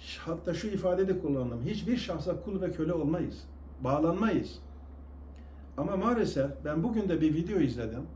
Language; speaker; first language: Turkish; non-native, local second language; Kurdish